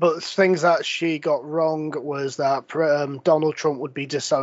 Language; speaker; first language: English; native; English